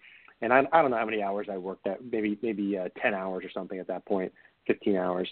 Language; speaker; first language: English; native; English